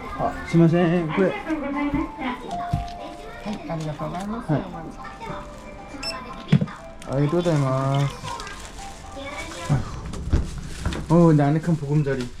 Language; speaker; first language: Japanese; non-native, learner; Korean